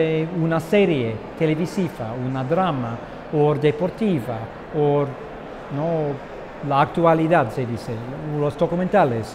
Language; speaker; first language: Spanish; non-native, fluent; English